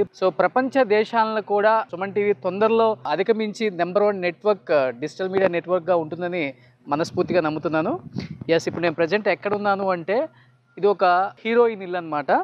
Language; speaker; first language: Telugu; native; Telugu